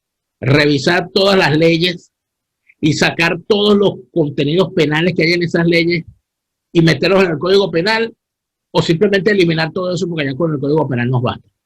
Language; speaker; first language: Spanish; native; Spanish